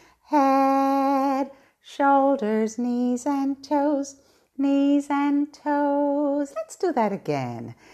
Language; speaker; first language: English; native; English